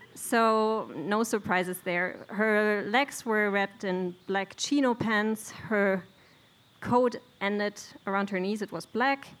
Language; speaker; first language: English; non-native, fluent; German